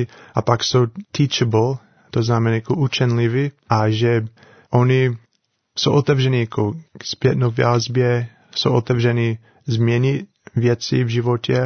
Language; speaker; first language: Czech; non-native, learner; English